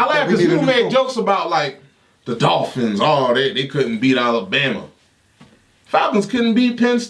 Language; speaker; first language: English; native; English